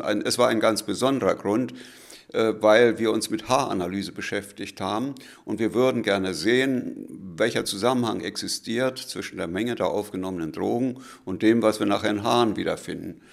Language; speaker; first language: German; native; German